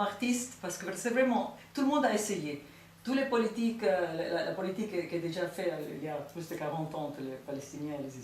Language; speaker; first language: French; non-native, fluent; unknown